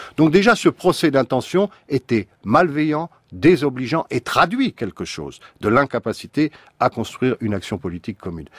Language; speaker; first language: French; native; French